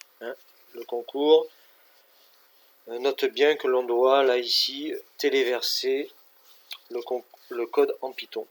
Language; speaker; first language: French; native; French